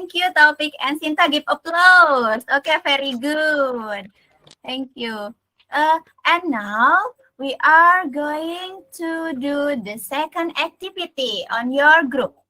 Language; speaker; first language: English; non-native, learner; Indonesian